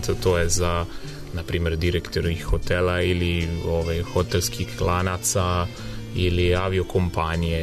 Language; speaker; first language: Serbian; non-native, fluent; Italian